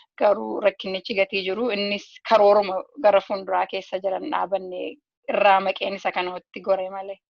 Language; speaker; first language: Oromo; native; Oromo